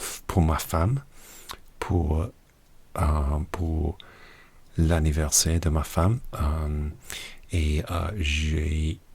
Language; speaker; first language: French; non-native, learner; English